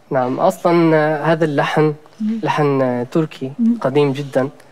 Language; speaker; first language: Arabic; non-native, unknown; Albanian